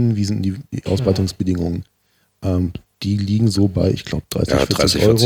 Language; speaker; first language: German; native; German